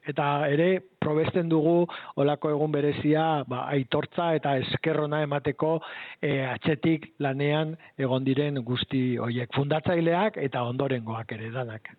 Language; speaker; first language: Basque; native; Basque